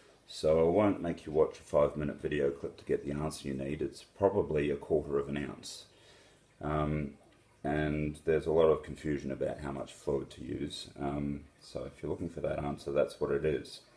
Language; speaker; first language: English; native; English